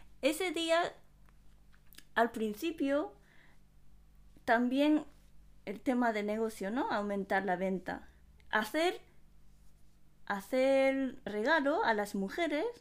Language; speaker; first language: Spanish; non-native, fluent; Japanese